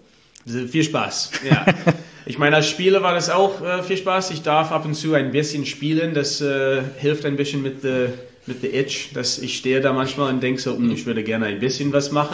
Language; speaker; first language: German; non-native, learner; English